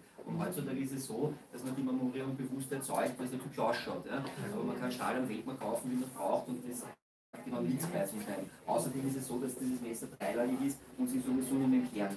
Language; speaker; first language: German; native; German